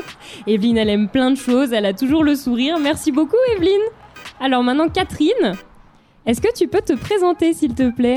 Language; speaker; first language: French; native; French